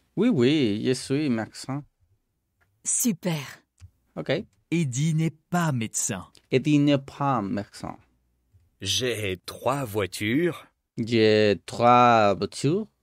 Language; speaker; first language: French; non-native, learner; Spanish